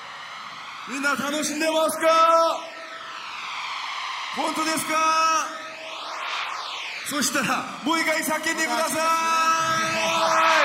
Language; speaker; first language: Japanese; non-native, fluent; Korean